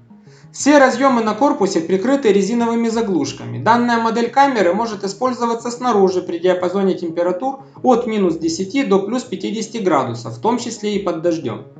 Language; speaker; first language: Russian; native; Russian